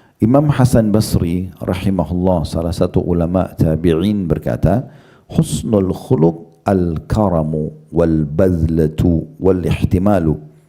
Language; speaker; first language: Indonesian; native; Indonesian